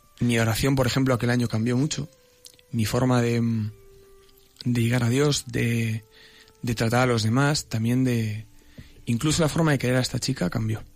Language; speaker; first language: Spanish; native; Spanish